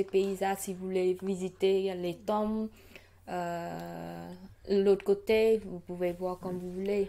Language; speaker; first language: French; non-native, learner; Khmer